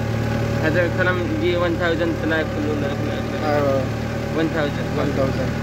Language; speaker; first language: Arabic; non-native, learner; Filipino